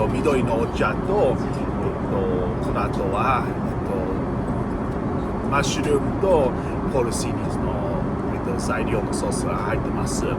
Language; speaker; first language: Japanese; non-native, learner; English